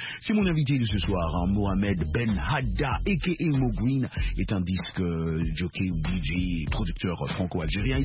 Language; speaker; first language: French; non-native, local second language; Lingala